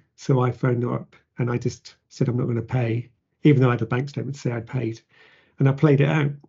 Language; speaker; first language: English; native; English